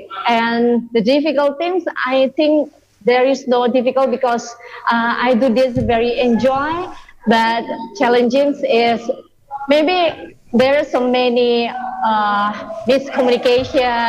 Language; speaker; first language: English; non-native, learner; Indonesian